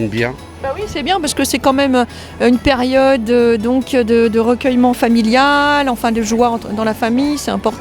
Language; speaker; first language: French; native; French